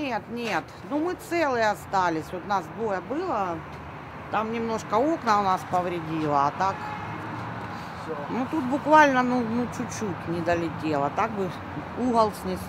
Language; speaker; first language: Russian; native; Russian